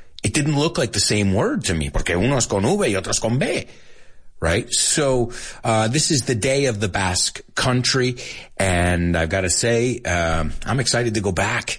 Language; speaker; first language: English; early bilingual, other home language; Spanish